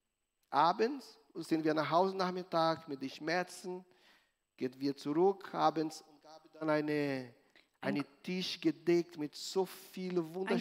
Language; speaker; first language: German; non-native, learner; Portuguese